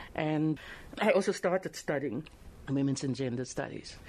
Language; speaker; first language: English; non-native, local second language; Afrikaans